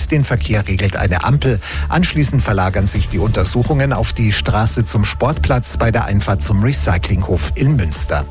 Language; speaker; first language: German; native; German